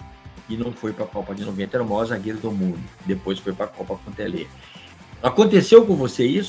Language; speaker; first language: Portuguese; native; Portuguese